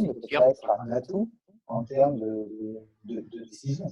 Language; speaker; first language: French; native; French